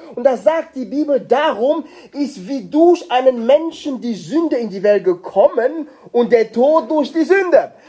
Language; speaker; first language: German; non-native, fluent; French